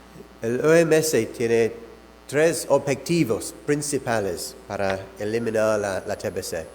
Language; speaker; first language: Spanish; non-native, fluent; English